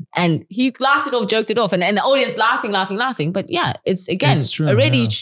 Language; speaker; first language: English; native; English